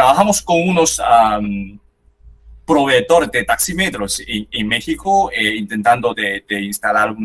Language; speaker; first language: Spanish; non-native, fluent; Chinese